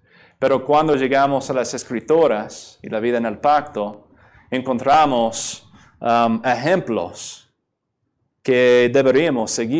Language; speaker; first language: Spanish; non-native, fluent; English